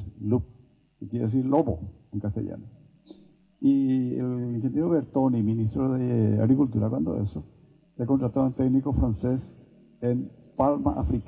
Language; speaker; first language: Spanish; native; Spanish